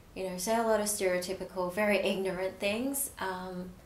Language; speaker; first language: English; native; English